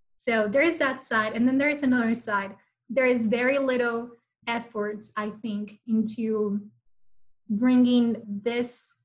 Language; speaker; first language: English; non-native, fluent; Spanish